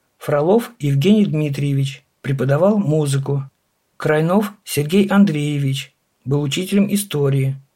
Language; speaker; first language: Russian; native; Russian